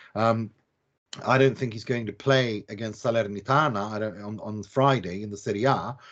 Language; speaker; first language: English; non-native, fluent; Swedish